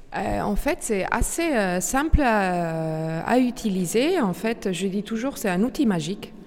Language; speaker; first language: French; non-native, local second language; Swiss German